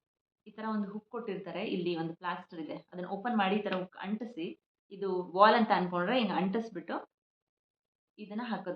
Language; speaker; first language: Kannada; native; Kannada